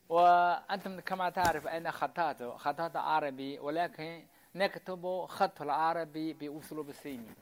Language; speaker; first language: Arabic; non-native, learner; Chinese